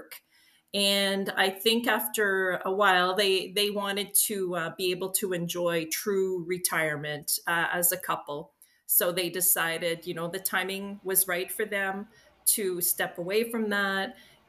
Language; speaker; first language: English; native; English